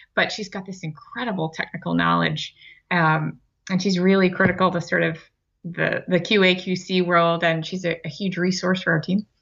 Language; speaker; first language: English; native; English